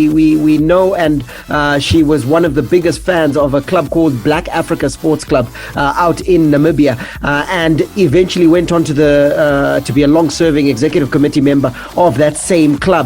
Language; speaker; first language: English; native; English